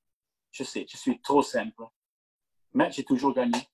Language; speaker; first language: French; non-native, local second language; Dutch